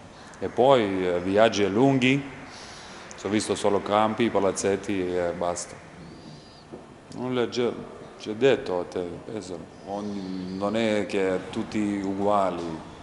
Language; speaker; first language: Italian; non-native, learner; Lithuanian